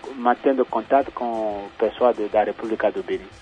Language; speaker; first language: Portuguese; non-native, fluent; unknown